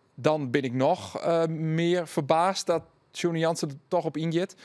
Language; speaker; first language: Dutch; native; Dutch